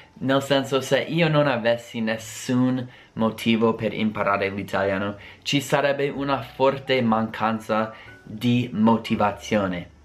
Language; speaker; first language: Italian; non-native, fluent; English